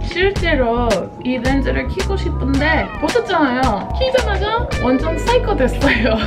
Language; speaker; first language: Korean; non-native, fluent; English